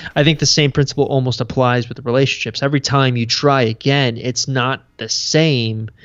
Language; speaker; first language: English; native; English